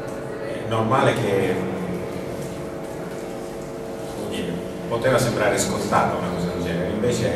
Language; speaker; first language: Italian; native; Italian